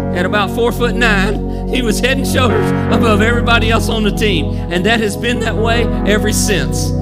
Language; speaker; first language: English; native; English